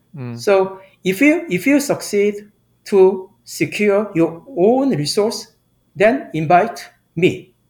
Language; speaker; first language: English; non-native, fluent; Korean